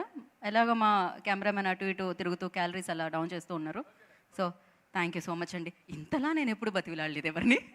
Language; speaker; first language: Telugu; native; Telugu